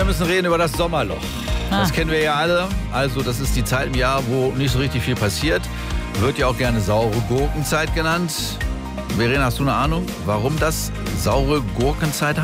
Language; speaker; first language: German; native; German